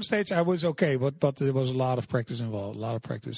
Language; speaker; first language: English; non-native, fluent; Dutch